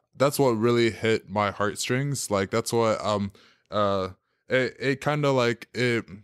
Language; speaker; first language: English; native; English